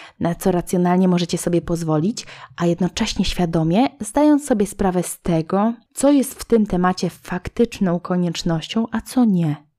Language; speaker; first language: Polish; native; Polish